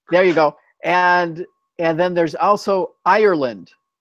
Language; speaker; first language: English; native; English